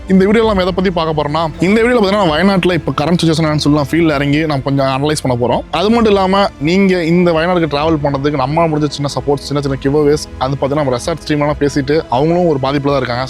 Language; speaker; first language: Tamil; native; Tamil